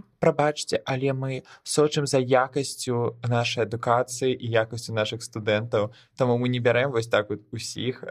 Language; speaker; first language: Belarusian; non-native, local second language; Russian